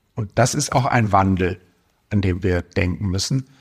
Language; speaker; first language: German; native; German